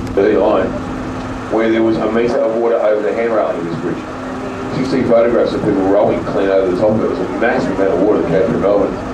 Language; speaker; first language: English; native; English